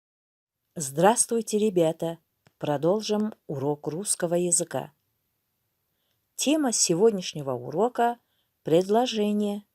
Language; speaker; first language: Russian; non-native, local second language; Kyrgyz